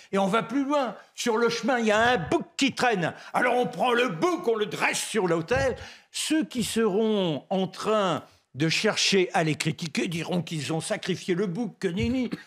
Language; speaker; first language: French; native; French